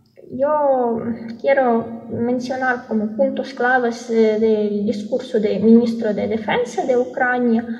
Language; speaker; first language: Spanish; non-native, fluent; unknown